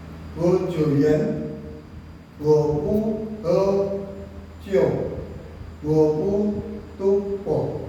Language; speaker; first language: Chinese; non-native, learner; Indonesian